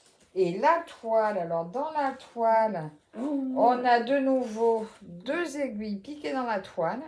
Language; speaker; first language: French; native; French